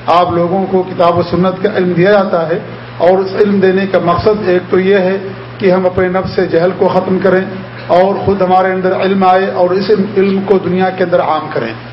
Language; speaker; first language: Urdu; native; Urdu